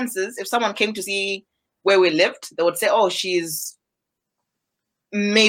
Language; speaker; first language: English; non-native, local second language; Nyanja